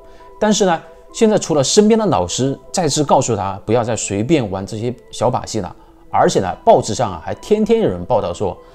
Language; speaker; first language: Chinese; native; Chinese